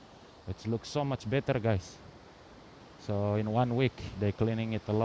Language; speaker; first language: English; non-native, learner; Indonesian